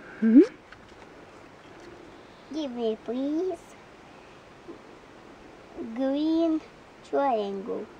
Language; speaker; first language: English; non-native, learner; Russian